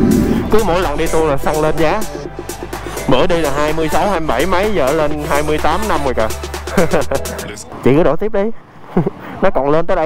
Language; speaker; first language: Vietnamese; native; Vietnamese